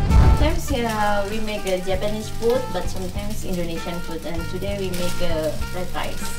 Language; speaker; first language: English; non-native, learner; Indonesian